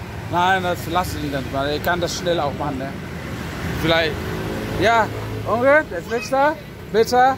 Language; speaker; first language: German; non-native, fluent; Indonesian